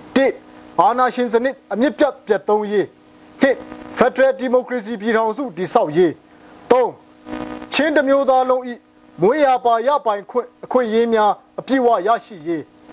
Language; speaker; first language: Burmese; non-native, local second language; Hakha Chin